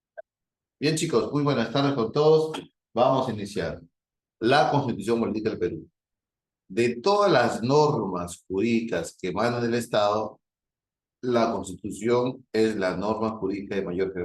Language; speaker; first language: Spanish; native; Spanish